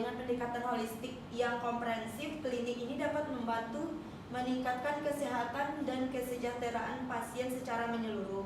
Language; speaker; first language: Indonesian; native; Indonesian